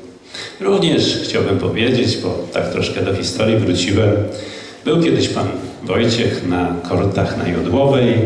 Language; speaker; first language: Polish; native; Polish